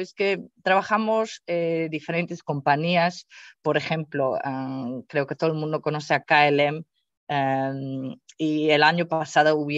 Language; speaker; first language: Spanish; non-native, fluent; Dutch